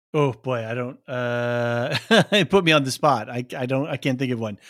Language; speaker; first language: English; native; English